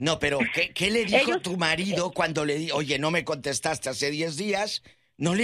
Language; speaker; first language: Spanish; native; Spanish